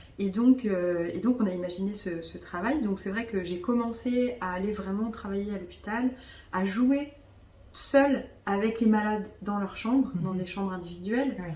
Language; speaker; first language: French; early bilingual, other home language; Arabic